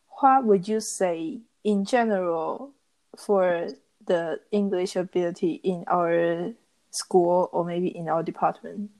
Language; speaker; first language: English; non-native, learner; Chinese